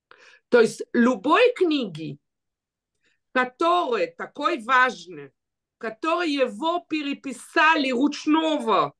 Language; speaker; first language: Russian; early bilingual, heritage; Russian